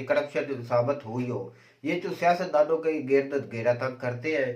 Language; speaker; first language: Urdu; non-native, local second language; Kashmiri